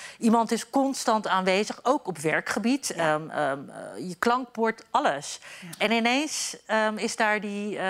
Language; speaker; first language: Dutch; early bilingual, other home language; Turkish